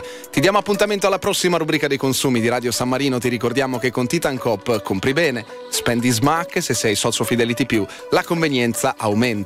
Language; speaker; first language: Italian; native; Italian